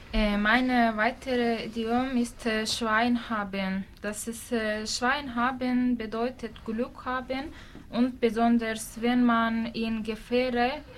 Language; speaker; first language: German; non-native, learner; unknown